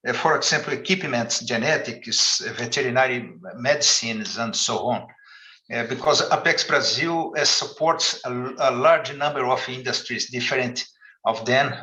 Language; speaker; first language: English; non-native, fluent; Portuguese